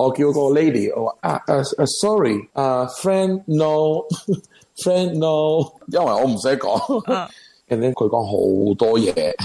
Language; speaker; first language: Cantonese; non-native, learner; Spanish